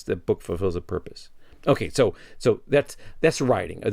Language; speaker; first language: English; native; English